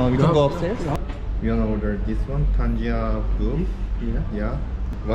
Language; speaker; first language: English; non-native, learner; Korean